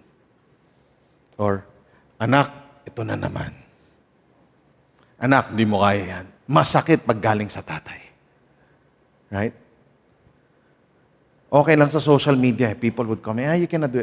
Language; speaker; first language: English; non-native, local second language; Filipino